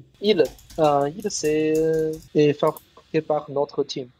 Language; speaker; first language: French; non-native, learner; Chinese